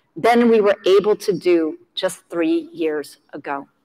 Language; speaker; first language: English; native; English